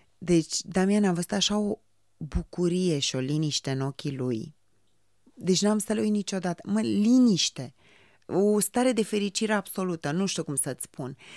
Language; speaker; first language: Romanian; native; Romanian